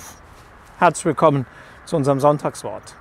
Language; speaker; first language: German; native; German